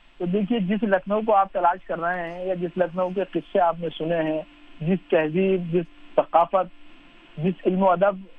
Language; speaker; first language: Urdu; native; Urdu